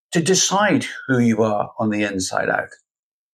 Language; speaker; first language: English; native; English